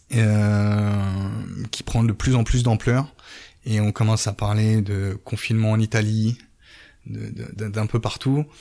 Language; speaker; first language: French; native; French